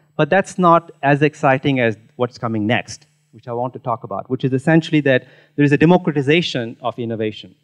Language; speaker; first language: English; non-native, local second language; Tamil